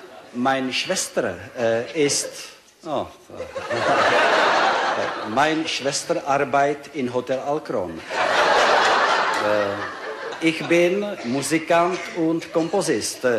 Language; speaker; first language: German; non-native, learner; Czech